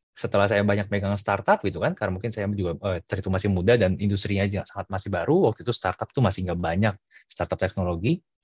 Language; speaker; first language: Indonesian; native; Indonesian